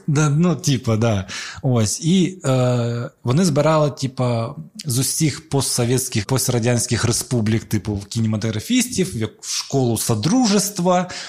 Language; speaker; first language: Ukrainian; non-native, local second language; Russian